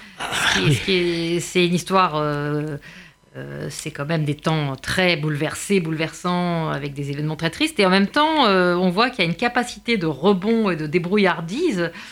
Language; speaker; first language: French; native; French